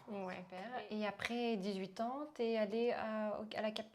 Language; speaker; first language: French; non-native, fluent; Bulgarian